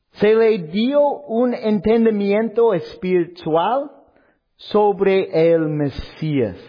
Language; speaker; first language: Spanish; non-native, learner; English